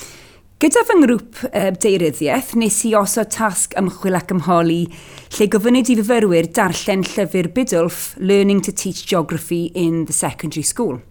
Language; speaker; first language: Welsh; native; Welsh